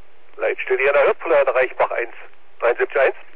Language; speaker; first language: German; native; German